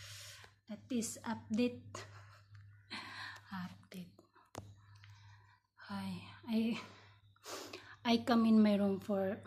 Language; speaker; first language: English; non-native, learner; Filipino